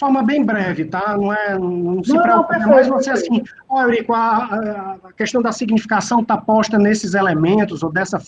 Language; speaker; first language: Portuguese; native; Portuguese